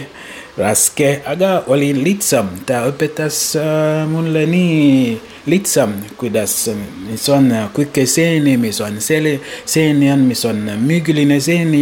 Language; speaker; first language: Estonian; non-native, learner; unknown